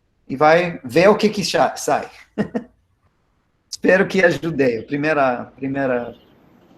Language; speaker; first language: Portuguese; non-native, fluent; English